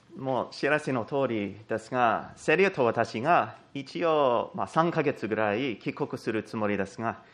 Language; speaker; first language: Japanese; non-native, fluent; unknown